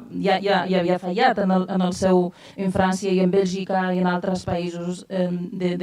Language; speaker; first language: Catalan; non-native, fluent; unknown